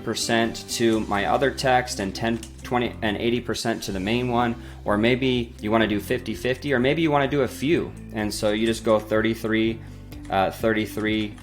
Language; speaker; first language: English; native; English